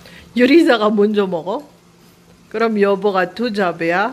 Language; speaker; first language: Korean; non-native, learner; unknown